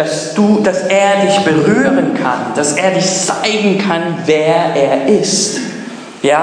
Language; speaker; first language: German; non-native, fluent; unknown